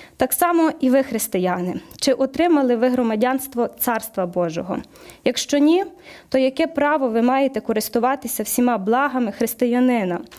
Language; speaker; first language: Ukrainian; native; Ukrainian